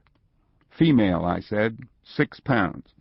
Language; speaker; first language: English; native; English